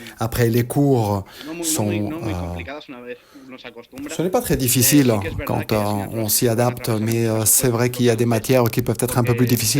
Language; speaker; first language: French; non-native, fluent; Spanish